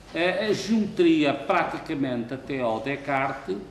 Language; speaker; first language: Portuguese; native; Portuguese